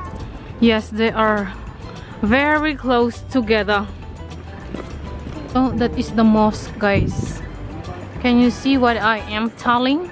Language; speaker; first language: English; non-native, local second language; Filipino